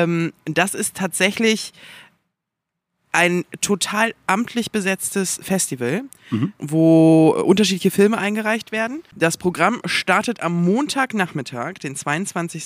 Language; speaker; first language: German; native; German